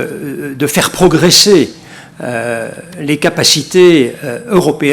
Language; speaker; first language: French; native; French